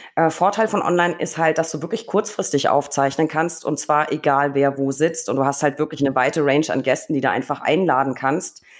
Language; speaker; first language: German; native; German